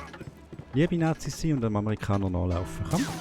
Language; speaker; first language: German; native; German